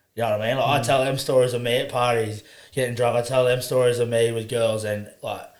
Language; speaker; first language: English; native; English